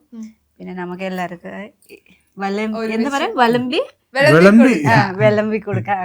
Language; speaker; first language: Malayalam; non-native, fluent; Nepali